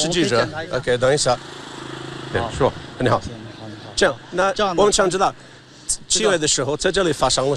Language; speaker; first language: Chinese; non-native, fluent; English